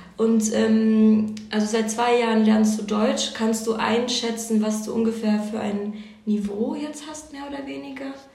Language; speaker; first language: German; native; German